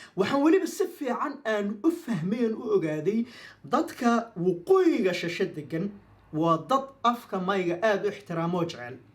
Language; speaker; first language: Somali; non-native, local second language; Maay